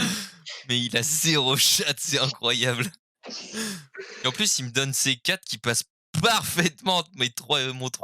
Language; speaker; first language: French; native; French